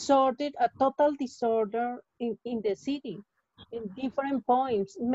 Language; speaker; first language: English; non-native, learner; Spanish